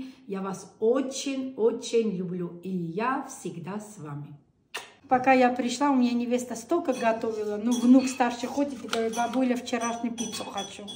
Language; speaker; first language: Russian; non-native, local second language; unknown